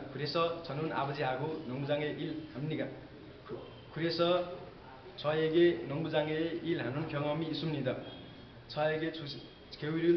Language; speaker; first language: Korean; non-native, learner; Nepali